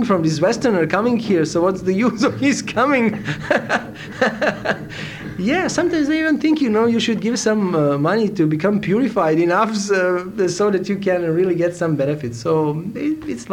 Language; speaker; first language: English; non-native, fluent; Serbian